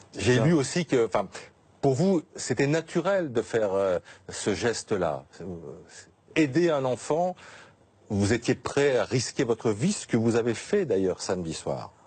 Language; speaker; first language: French; native; French